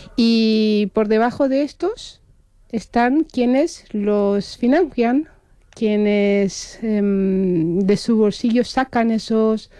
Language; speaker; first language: Spanish; non-native, fluent; Romanian